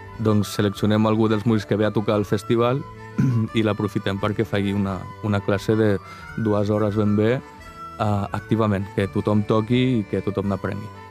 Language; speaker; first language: Catalan; non-native, local second language; Spanish